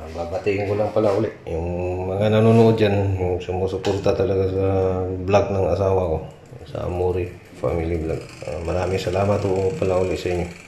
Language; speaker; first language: Filipino; non-native, local second language; Cebuano